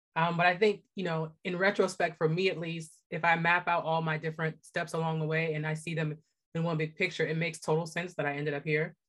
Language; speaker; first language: English; native; English